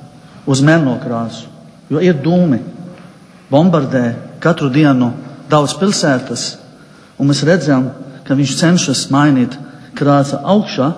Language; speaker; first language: Latvian; non-native, fluent; Arabic